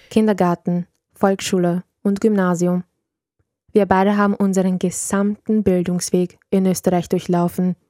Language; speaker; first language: German; early bilingual, other home language; Serbian